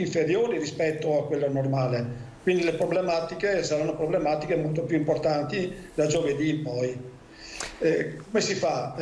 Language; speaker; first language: Italian; native; Italian